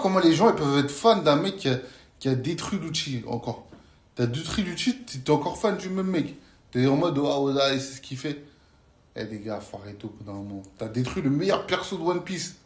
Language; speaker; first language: French; native; French